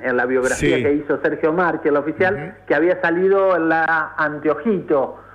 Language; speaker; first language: Spanish; native; Spanish